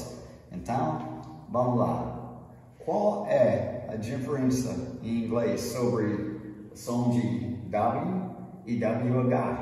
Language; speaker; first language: Portuguese; non-native, fluent; English